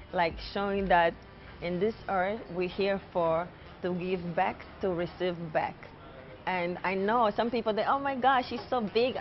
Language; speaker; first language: English; non-native, fluent; Portuguese